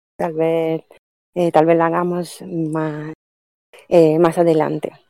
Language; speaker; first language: Spanish; non-native, fluent; Italian